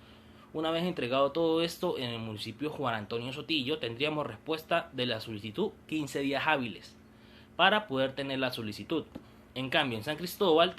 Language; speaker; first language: Spanish; native; Spanish